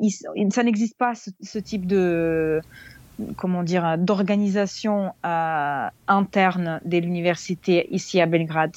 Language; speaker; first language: French; non-native, fluent; Serbian